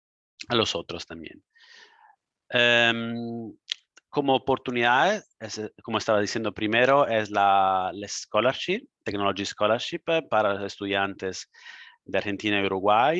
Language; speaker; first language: Spanish; non-native, fluent; Italian